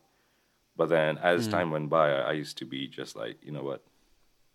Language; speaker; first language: English; non-native, local second language; Nepali